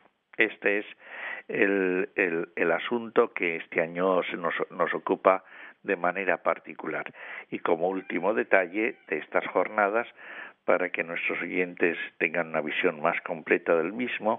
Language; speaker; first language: Spanish; native; Spanish